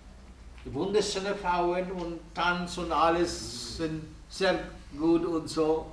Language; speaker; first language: German; non-native, learner; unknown